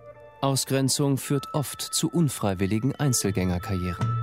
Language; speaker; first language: German; native; German